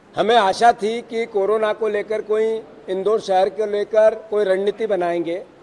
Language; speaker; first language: Hindi; native; Hindi